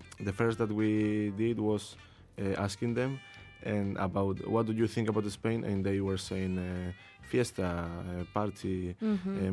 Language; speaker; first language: English; non-native, learner; Spanish